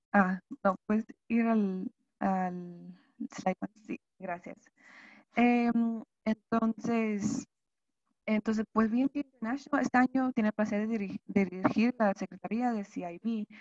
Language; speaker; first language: Spanish; non-native, fluent; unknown